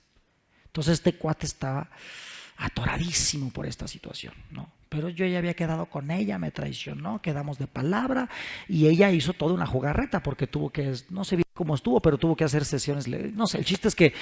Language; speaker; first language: Spanish; native; Spanish